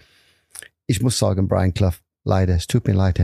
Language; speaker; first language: German; non-native, fluent; English